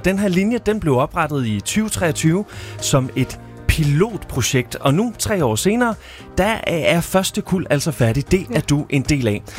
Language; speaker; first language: Danish; native; Danish